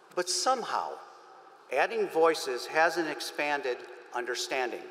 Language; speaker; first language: English; native; English